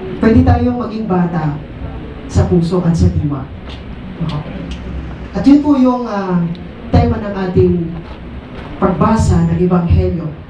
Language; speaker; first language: Filipino; native; Filipino